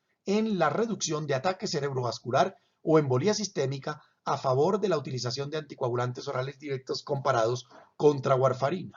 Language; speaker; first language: Spanish; native; Spanish